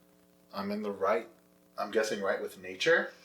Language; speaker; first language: English; native; English